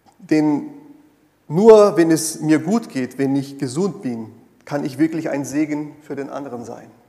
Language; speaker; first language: German; non-native, fluent; Portuguese